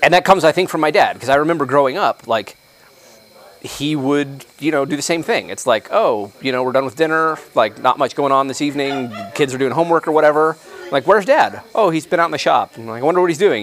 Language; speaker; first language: English; native; English